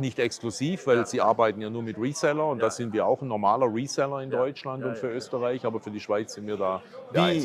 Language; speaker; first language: German; native; German